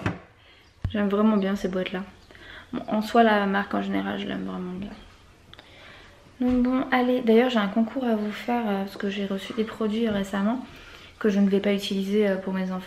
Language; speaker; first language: French; native; French